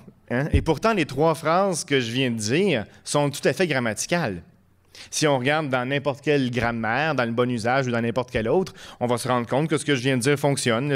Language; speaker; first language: French; native; French